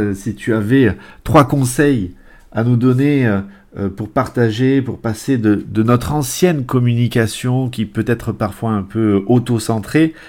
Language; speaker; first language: French; native; French